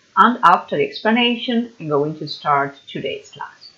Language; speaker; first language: English; non-native, fluent; Catalan